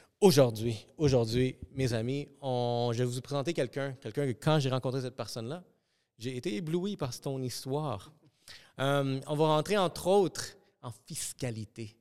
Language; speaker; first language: French; early bilingual, other home language; Spanish